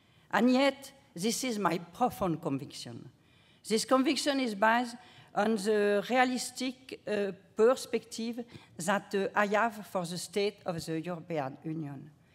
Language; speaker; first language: English; non-native, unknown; French